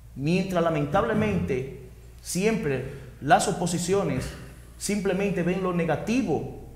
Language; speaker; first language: Spanish; native; Spanish